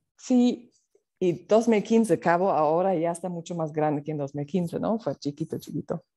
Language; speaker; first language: Spanish; non-native, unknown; German